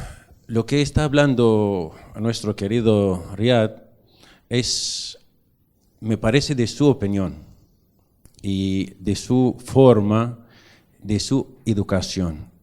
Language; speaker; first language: Spanish; non-native, learner; Arabic